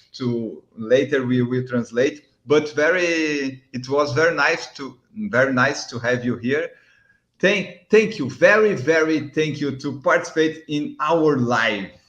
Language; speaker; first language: English; non-native, learner; Portuguese